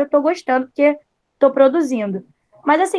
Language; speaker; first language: Portuguese; native; Portuguese